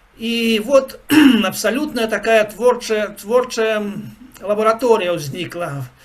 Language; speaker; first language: Belarusian; non-native, local second language; Russian